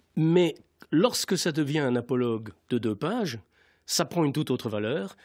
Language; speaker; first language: French; native; French